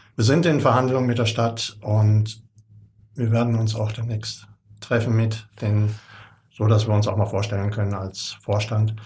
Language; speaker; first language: German; native; German